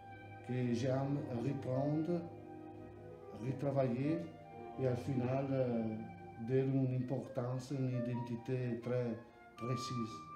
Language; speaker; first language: French; non-native, learner; Italian